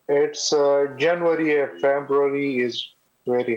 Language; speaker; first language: English; non-native, learner; Pashto